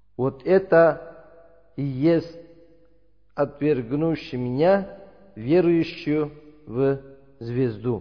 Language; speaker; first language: Russian; non-native, learner; Uzbek